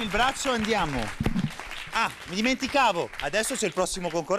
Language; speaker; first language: Italian; native; Italian